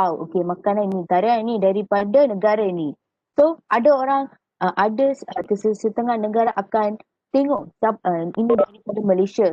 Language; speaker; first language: Malay; native; Malay